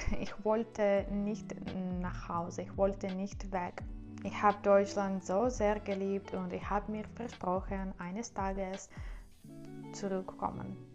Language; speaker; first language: German; non-native, learner; Ukrainian